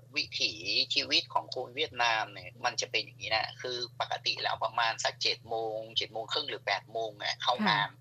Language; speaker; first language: Thai; non-native, fluent; Vietnamese